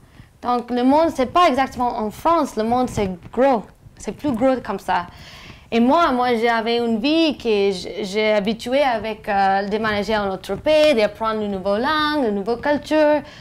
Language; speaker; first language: French; non-native, learner; English